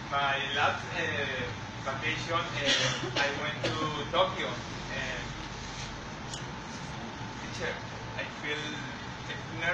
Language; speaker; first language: English; non-native, learner; Spanish